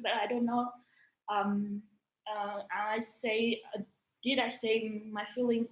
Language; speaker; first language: English; non-native, learner; Vietnamese